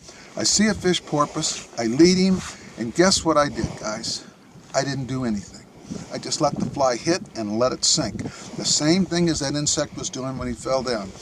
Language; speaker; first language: English; native; English